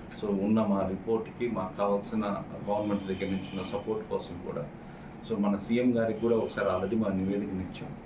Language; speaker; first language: Telugu; native; Telugu